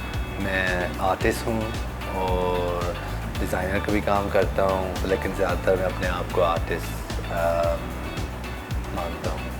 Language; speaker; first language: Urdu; early bilingual, heritage; Urdu